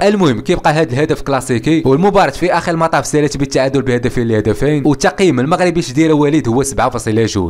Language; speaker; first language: Arabic; native; Arabic